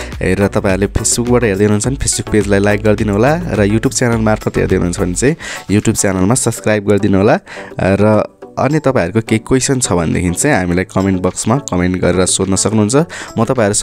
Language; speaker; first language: Nepali; native; Nepali